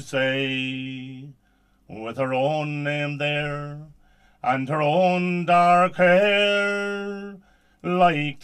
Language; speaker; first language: English; native; English